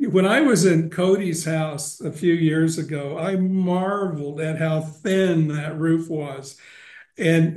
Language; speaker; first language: English; native; English